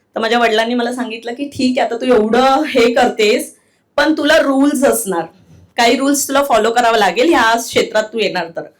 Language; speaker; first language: Marathi; non-native, local second language; Telugu